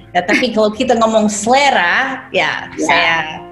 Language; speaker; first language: Indonesian; non-native, fluent; English